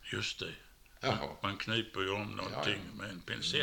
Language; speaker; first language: Swedish; native; Swedish